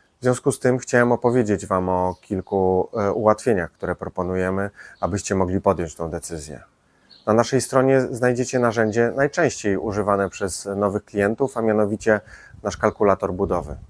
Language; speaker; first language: Polish; native; Polish